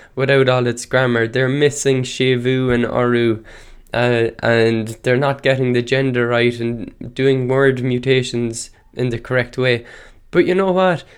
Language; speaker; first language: English; non-native, local second language; Irish